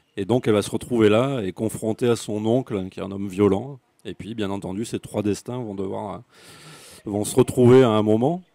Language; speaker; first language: French; native; French